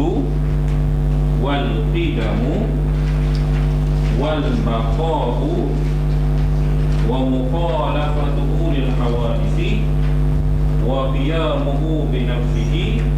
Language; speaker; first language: Arabic; non-native, fluent; Malay